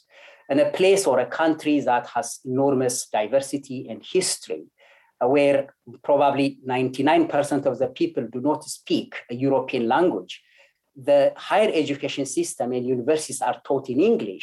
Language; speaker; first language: English; non-native, fluent; Amharic